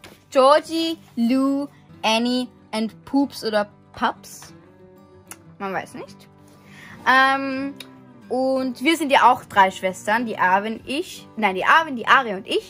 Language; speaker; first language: German; native; German